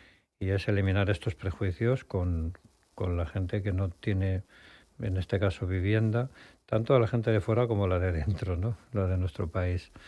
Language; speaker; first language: Spanish; native; Spanish